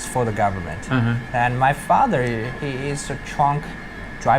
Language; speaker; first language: English; non-native, learner; Chinese